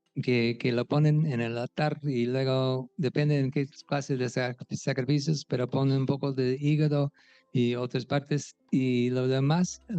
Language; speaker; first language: Spanish; non-native, fluent; English